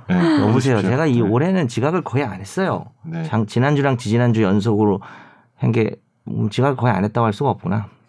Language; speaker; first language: Korean; native; Korean